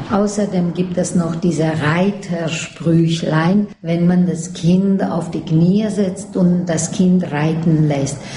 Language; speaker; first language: German; native; German